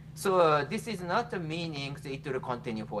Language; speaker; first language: English; non-native, fluent; Japanese